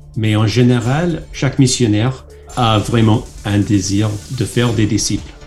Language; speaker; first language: French; non-native, fluent; English